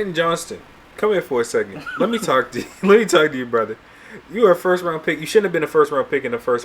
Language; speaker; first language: English; native; English